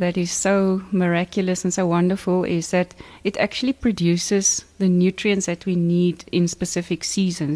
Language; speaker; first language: English; non-native, local second language; Afrikaans